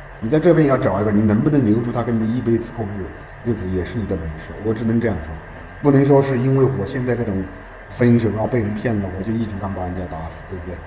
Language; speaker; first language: Chinese; native; Chinese